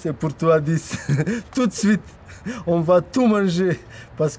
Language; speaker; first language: French; non-native, fluent; Bosnian